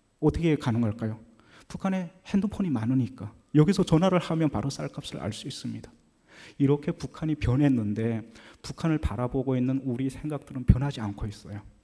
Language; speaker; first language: Korean; native; Korean